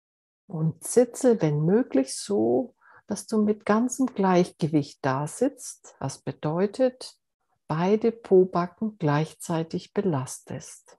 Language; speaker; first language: German; native; German